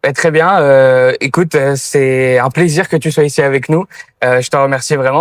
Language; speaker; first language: French; native; French